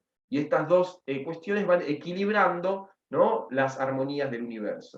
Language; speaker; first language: Spanish; native; Spanish